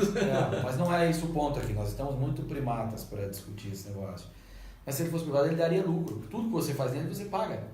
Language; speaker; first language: Portuguese; native; Portuguese